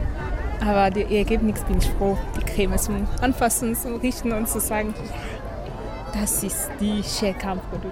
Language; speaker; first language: German; non-native, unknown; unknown